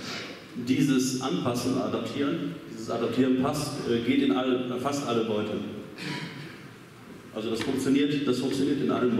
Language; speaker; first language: German; native; German